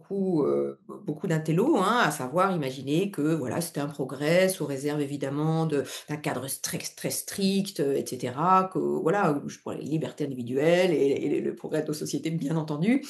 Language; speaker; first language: French; native; French